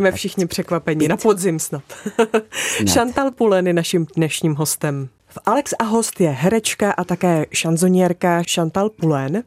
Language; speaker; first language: Czech; native; Czech